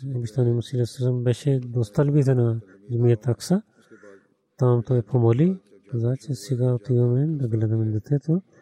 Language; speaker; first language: Bulgarian; non-native, learner; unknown